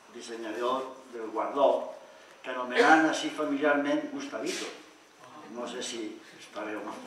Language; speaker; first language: Catalan; native; Catalan